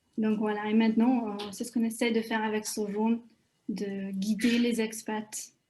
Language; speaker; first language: French; non-native, fluent; Hungarian